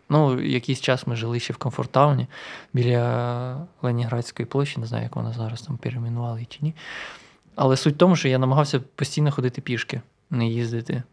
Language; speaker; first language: Ukrainian; non-native, local second language; Russian